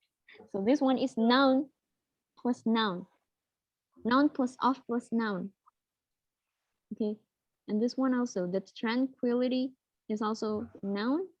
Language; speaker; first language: English; non-native, fluent; Indonesian